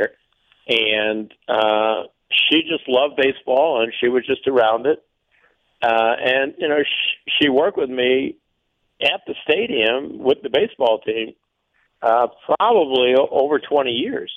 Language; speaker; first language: English; native; English